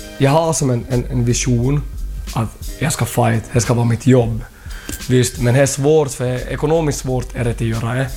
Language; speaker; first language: Swedish; early bilingual, other home language; Thai